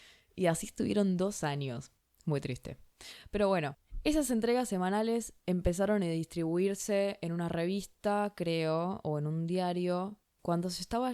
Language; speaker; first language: Spanish; native; Spanish